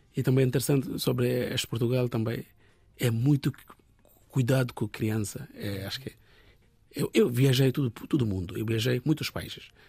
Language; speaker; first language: Portuguese; non-native, learner; Bangla